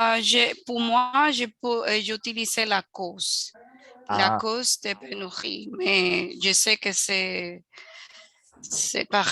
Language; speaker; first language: French; non-native, learner; Spanish